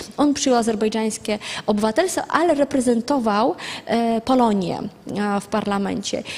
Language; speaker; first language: Polish; non-native, fluent; Azerbaijani